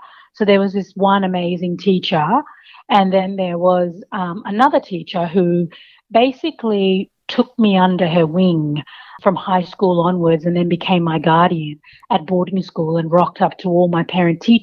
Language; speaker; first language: English; native; English